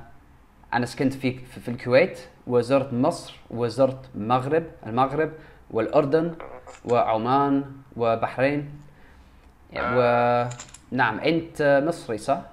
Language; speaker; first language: Arabic; non-native, learner; English